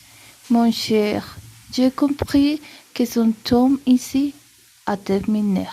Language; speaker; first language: French; non-native, learner; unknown